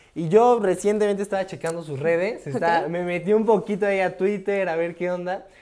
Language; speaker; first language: Spanish; native; Spanish